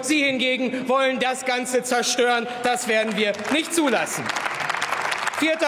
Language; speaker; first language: German; native; German